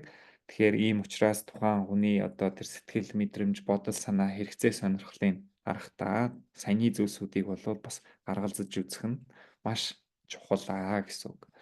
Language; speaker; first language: Mongolian; native; Mongolian